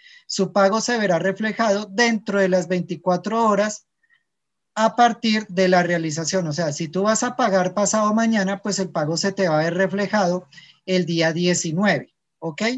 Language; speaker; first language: Spanish; native; Spanish